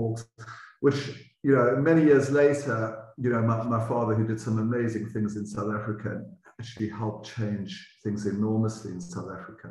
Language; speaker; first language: English; native; English